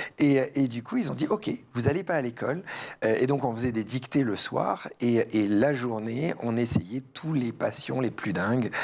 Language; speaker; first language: French; early bilingual, other home language; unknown